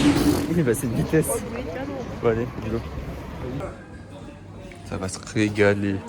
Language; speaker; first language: French; native; French